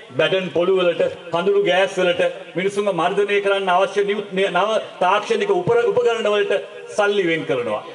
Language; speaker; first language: Sinhala; non-native, local second language; Tamil